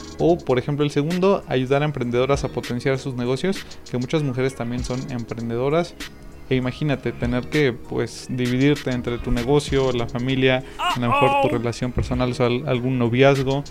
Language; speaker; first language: Spanish; native; Spanish